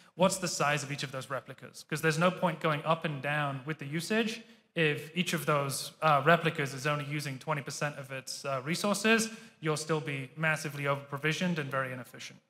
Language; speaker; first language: English; native; English